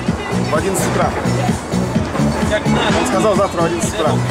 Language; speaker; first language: Russian; native; Russian